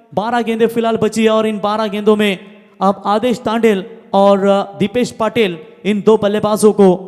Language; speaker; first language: Hindi; non-native, local second language; Marathi